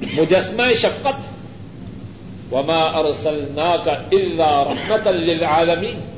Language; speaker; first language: Urdu; non-native, local second language; Punjabi